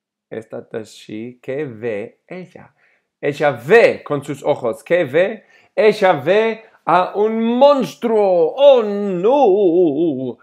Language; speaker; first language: Spanish; non-native, fluent; English